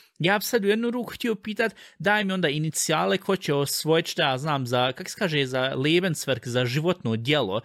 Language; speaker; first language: Bosnian; early bilingual, heritage; Bosnian